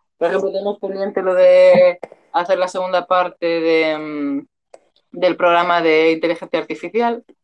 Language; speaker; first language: Spanish; native; Spanish